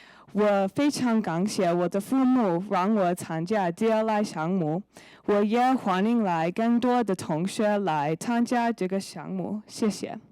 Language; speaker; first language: Chinese; non-native, learner; English